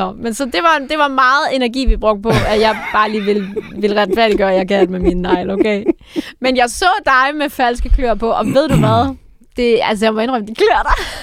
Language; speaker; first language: Danish; native; Danish